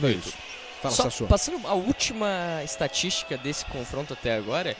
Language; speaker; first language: Portuguese; native; Portuguese